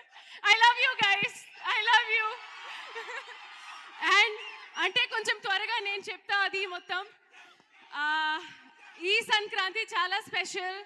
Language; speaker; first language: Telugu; non-native, learner; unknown